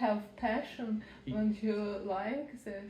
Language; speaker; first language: English; non-native, learner; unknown